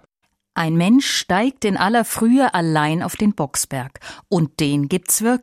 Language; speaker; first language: German; native; German